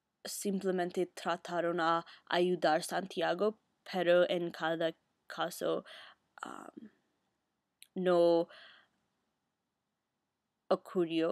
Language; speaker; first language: Spanish; non-native, learner; English